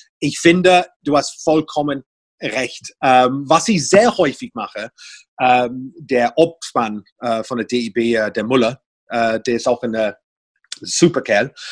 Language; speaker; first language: German; non-native, fluent; English